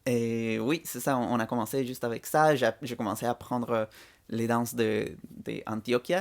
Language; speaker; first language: French; non-native, fluent; Spanish